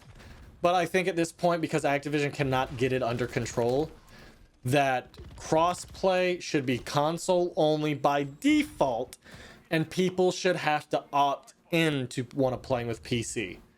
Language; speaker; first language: English; native; English